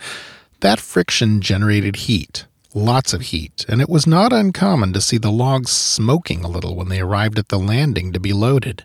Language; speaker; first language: English; native; English